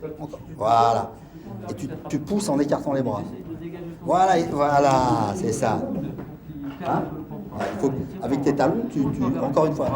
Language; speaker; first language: French; native; French